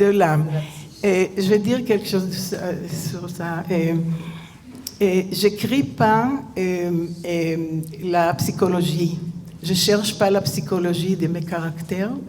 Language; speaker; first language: French; non-native, fluent; Hebrew